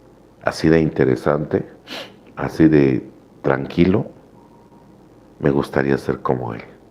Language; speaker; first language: Spanish; native; Spanish